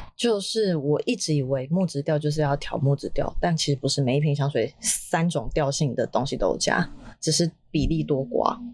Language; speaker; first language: Chinese; native; Chinese